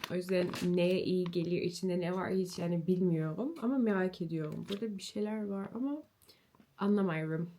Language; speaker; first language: Turkish; early bilingual, heritage; Turkish